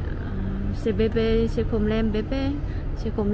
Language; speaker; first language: French; non-native, learner; Vietnamese